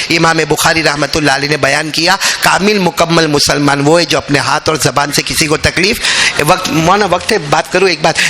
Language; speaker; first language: Urdu; native; Urdu